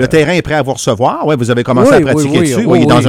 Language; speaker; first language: French; native; French